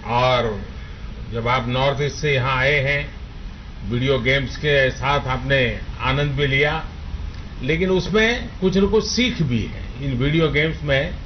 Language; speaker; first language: Hindi; non-native, local second language; Gujarati